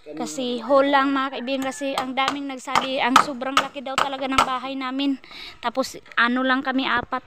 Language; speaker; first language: Filipino; non-native, local second language; Cebuano